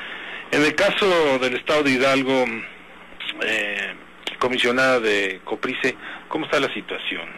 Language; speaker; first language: Spanish; native; Spanish